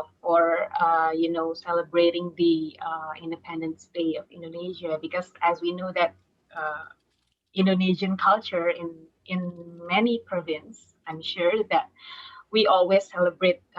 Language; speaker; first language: English; non-native, fluent; Indonesian